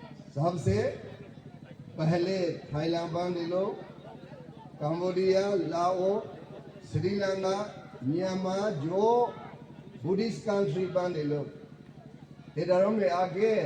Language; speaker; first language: Hindi; non-native, fluent; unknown